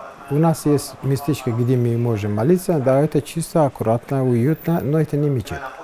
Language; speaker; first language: Russian; non-native, fluent; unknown